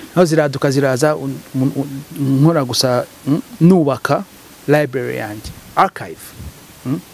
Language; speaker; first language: Kinyarwanda; early bilingual, heritage; Kinyarwanda